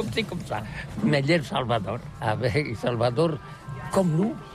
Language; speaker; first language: French; non-native, learner; Catalan